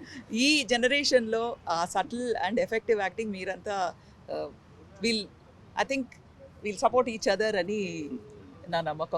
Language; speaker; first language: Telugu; non-native, local second language; Tamil